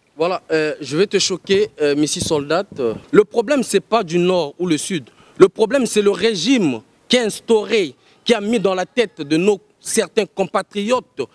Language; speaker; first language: French; non-native, local second language; Lingala